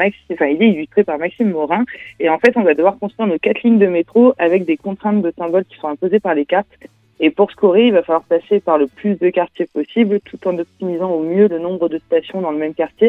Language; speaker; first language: French; native; French